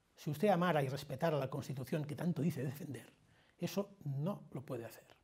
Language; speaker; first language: Spanish; non-native, local second language; Catalan